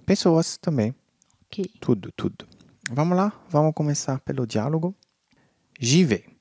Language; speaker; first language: Portuguese; non-native, fluent; French